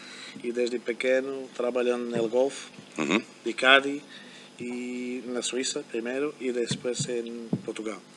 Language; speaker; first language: Spanish; non-native, learner; German